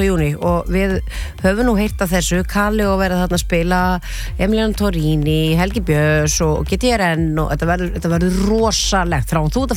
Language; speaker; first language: Icelandic; native; Icelandic